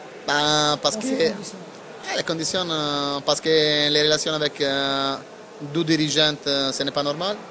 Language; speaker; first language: French; non-native, learner; Italian